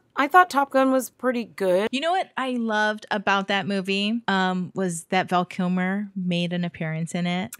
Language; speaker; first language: English; native; English